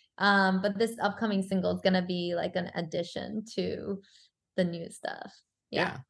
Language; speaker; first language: English; early bilingual, other home language; Korean